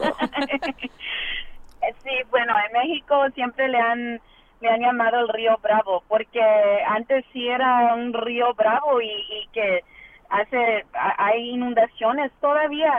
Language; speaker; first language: Spanish; early bilingual, heritage; Spanish